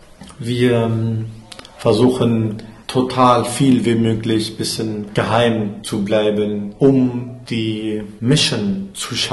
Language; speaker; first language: German; non-native, fluent; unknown